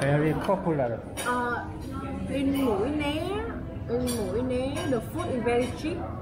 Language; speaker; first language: English; non-native, learner; Vietnamese